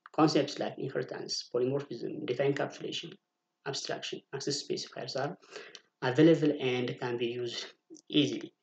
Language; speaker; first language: English; non-native, local second language; Amharic